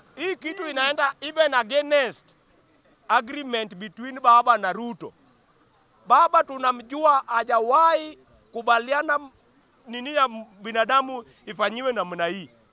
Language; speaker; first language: Swahili; non-native, local second language; Luo (Kenya and Tanzania)